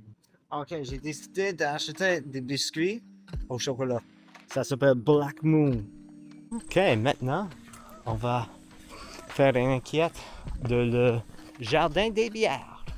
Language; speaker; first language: French; non-native, learner; English